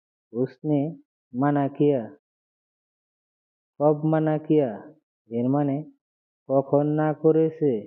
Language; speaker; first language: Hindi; non-native, fluent; Bangla